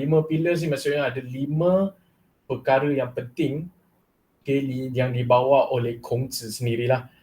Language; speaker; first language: Malay; non-native, local second language; Chinese